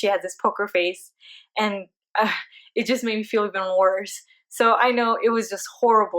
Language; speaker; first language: English; early bilingual, other home language; Spanish